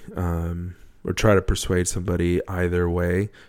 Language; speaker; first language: English; native; English